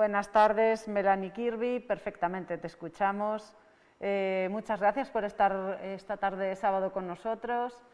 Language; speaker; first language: Spanish; native; Spanish